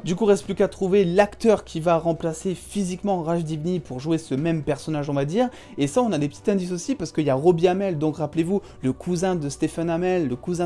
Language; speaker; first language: French; native; French